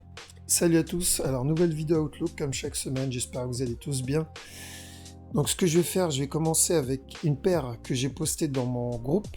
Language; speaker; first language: French; native; French